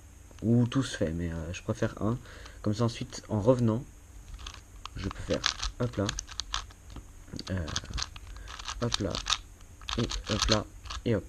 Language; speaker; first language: French; native; French